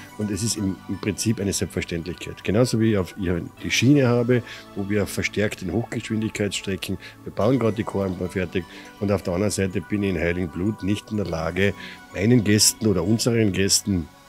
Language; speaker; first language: German; native; German